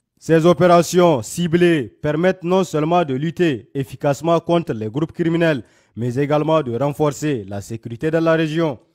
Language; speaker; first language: French; non-native, local second language; Hausa